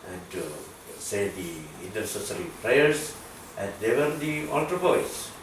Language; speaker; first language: English; non-native, local second language; Malayalam